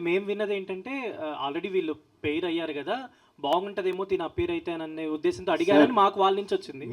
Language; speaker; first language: Telugu; native; Telugu